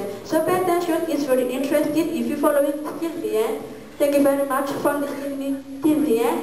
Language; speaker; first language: English; non-native, learner; Malagasy